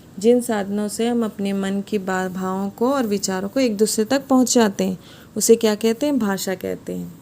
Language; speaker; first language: Hindi; native; Hindi